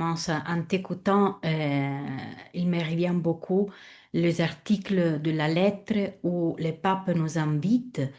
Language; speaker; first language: French; non-native, fluent; Italian